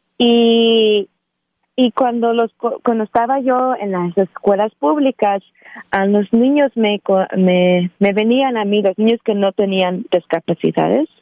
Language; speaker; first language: Spanish; early bilingual, heritage; Spanish